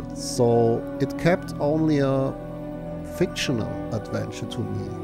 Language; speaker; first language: English; non-native, fluent; German